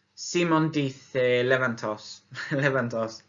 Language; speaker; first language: Spanish; non-native, learner; English